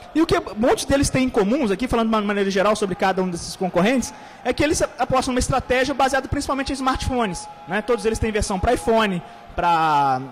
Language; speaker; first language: Portuguese; native; Portuguese